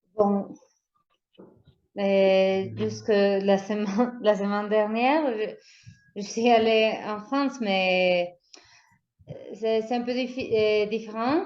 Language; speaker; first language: French; non-native, learner; Spanish